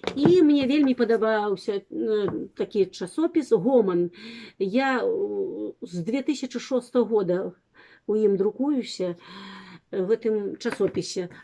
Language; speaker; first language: Belarusian; native; Belarusian